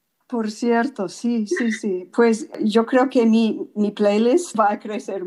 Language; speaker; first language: Spanish; non-native, fluent; English